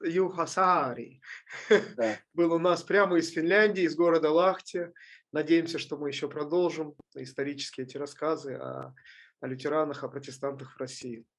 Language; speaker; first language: Russian; native; Russian